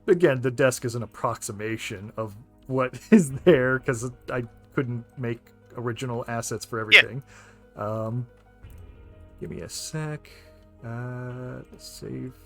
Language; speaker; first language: English; native; English